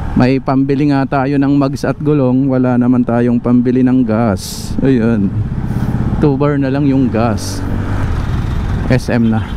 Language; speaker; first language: Filipino; native; Filipino